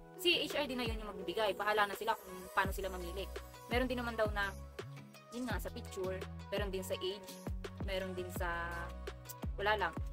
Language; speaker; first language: Filipino; native; Filipino